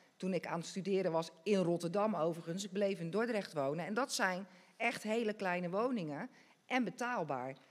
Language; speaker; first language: Dutch; native; Dutch